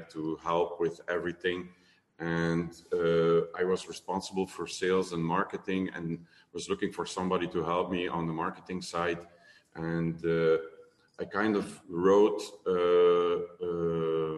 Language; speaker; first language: English; non-native, fluent; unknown